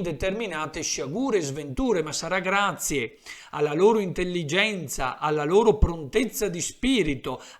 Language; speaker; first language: Italian; native; Italian